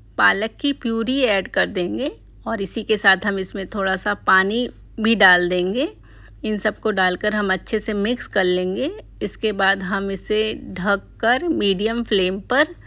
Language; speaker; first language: Hindi; native; Hindi